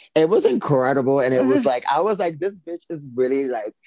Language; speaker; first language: English; early bilingual, other home language; Spanish